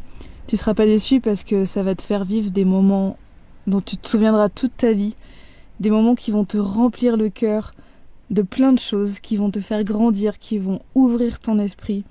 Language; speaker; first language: French; native; French